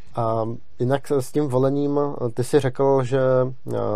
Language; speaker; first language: Czech; native; Czech